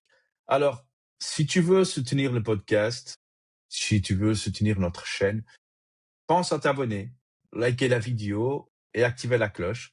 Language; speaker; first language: French; native; French